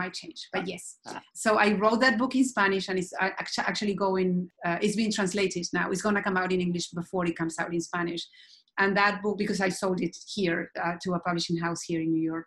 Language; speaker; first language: English; non-native, fluent; Spanish